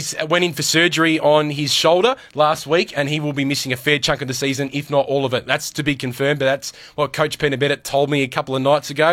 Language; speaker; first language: English; native; English